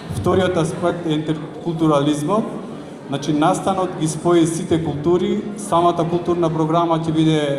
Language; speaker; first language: Macedonian; non-native, local second language; Albanian